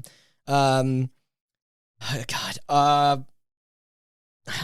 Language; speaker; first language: English; native; English